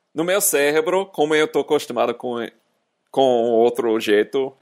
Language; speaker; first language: Portuguese; non-native, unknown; English